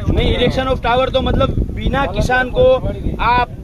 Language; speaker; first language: Hindi; non-native, local second language; Gujarati